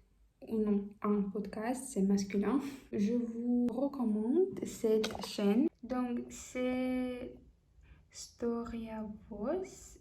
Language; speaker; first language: French; non-native, fluent; Russian